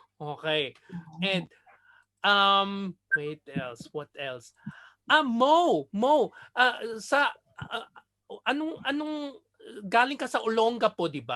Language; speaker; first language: Filipino; native; Filipino